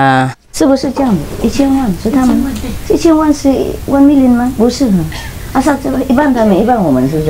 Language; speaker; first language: Chinese; non-native, fluent; Vietnamese